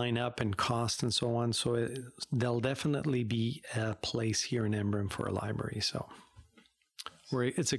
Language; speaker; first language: English; native; English